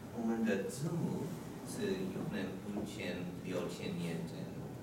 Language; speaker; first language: Chinese; non-native, learner; English